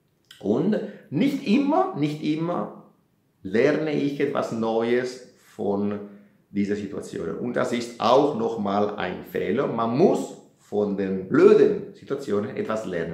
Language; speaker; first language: German; non-native, fluent; Italian